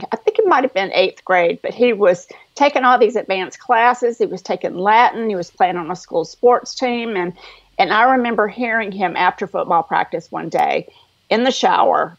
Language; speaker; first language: English; native; English